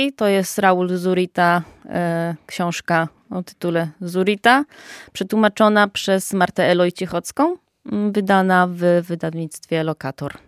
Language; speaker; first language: Polish; native; Polish